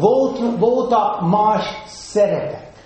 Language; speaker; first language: Hungarian; non-native, fluent; English